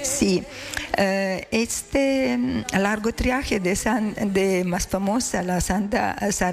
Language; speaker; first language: Spanish; non-native, learner; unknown